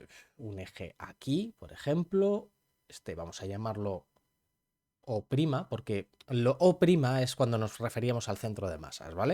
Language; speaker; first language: Spanish; native; Spanish